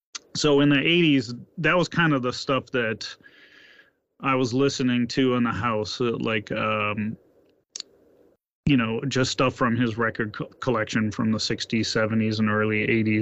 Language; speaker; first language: English; native; English